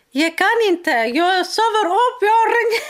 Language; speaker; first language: Swedish; non-native, learner; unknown